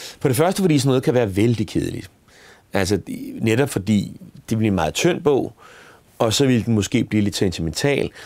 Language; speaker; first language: Danish; native; Danish